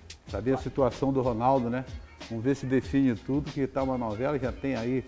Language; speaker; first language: Portuguese; native; Portuguese